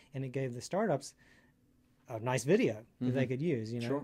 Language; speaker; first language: English; native; English